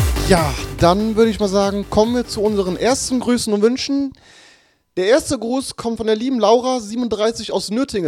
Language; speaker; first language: German; native; German